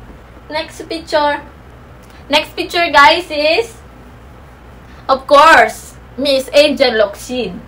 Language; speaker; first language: English; non-native, local second language; Filipino